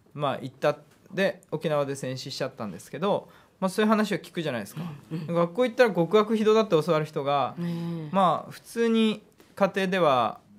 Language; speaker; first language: Japanese; native; Japanese